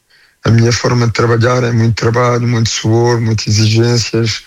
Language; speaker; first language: Portuguese; early bilingual, heritage; French